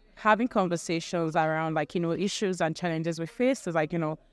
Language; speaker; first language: English; non-native, local second language; Yoruba